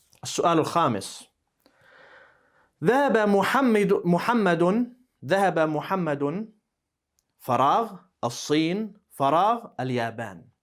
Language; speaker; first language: Arabic; non-native, fluent; English